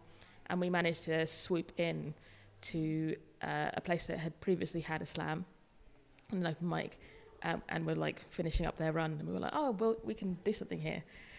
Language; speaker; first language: English; native; English